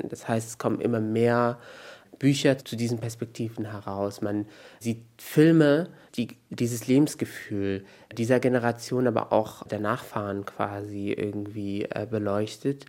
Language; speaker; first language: German; native; German